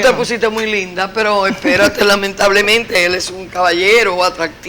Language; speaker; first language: Spanish; native; Spanish